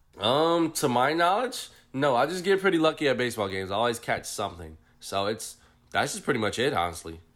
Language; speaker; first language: English; native; English